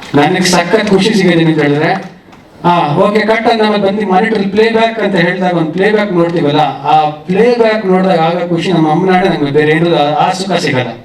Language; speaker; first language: Kannada; native; Kannada